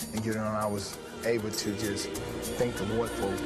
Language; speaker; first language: English; native; English